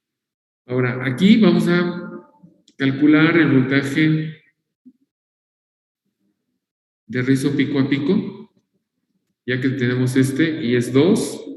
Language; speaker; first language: Spanish; native; Spanish